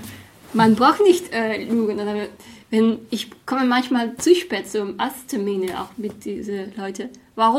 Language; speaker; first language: German; non-native, fluent; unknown